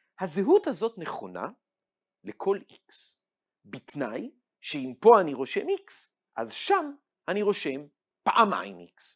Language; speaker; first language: Hebrew; native; Hebrew